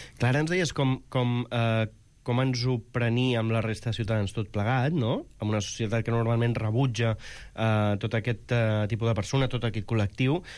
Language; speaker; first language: Catalan; native; Catalan